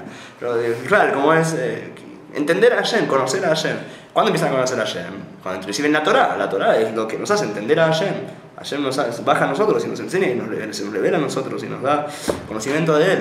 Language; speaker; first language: Spanish; native; Spanish